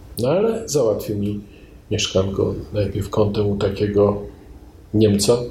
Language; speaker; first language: Polish; native; Polish